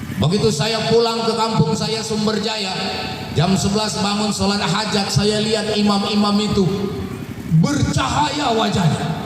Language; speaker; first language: Indonesian; non-native, local second language; Buginese